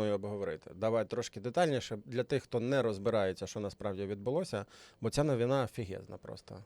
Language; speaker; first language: Ukrainian; native; Ukrainian